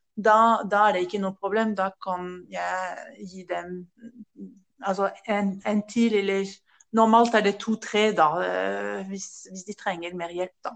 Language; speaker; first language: Norwegian; non-native, fluent; French